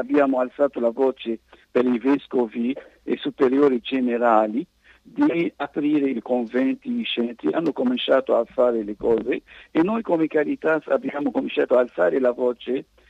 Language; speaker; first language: Italian; non-native, fluent; Arabic